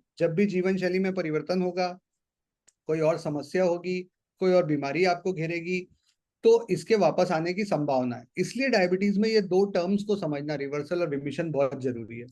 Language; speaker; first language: Hindi; native; Hindi